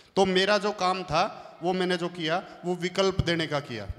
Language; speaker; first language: Hindi; native; Hindi